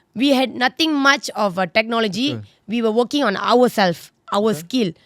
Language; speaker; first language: English; non-native, local second language; Tamil